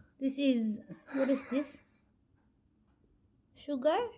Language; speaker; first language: English; non-native, local second language; Cebuano